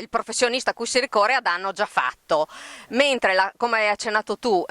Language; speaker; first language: Italian; native; Italian